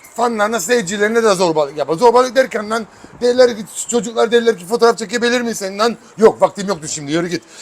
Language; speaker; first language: Turkish; early bilingual, heritage; Turkish